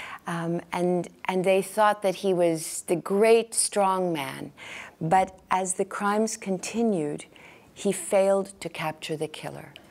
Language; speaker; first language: English; native; English